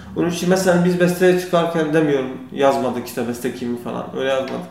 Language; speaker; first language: Turkish; non-native, learner; Kurdish